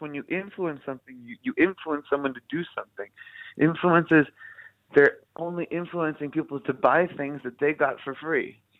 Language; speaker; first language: English; native; English